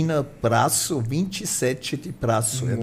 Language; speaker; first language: Portuguese; non-native, fluent; German